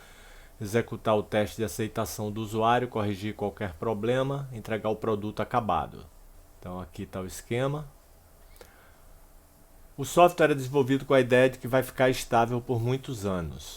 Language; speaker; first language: Portuguese; native; Portuguese